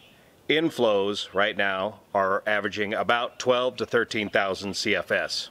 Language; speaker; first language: English; native; English